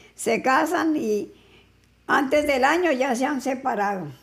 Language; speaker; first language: Spanish; native; Spanish